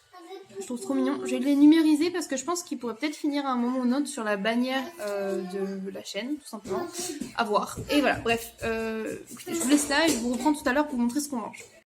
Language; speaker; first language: French; native; French